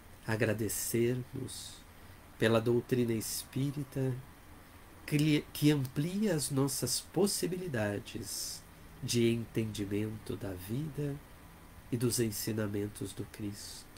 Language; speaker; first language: Portuguese; native; Portuguese